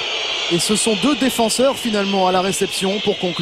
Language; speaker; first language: French; native; French